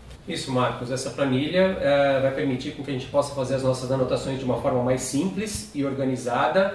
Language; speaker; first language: Portuguese; native; Portuguese